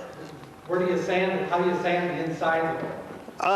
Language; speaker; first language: English; native; English